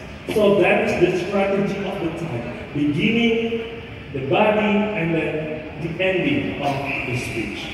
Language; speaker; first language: English; non-native, fluent; Indonesian